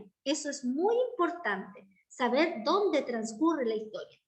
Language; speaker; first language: Spanish; native; Spanish